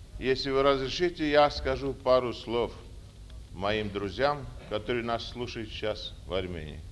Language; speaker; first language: Russian; non-native, local second language; Armenian